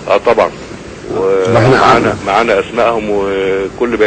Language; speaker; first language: Arabic; native; Arabic